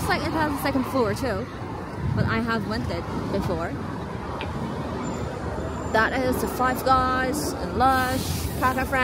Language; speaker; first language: English; non-native, learner; Korean